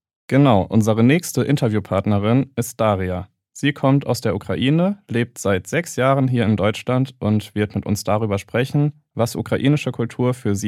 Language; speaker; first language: German; native; German